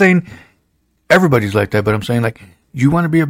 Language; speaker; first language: English; native; English